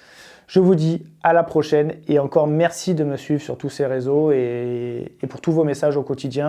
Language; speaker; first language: French; native; French